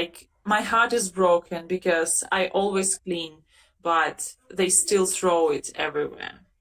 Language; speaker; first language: English; non-native, fluent; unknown